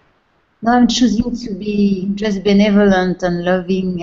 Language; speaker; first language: English; non-native, fluent; French